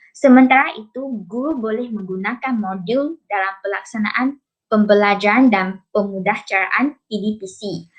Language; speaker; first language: Malay; non-native, local second language; Chinese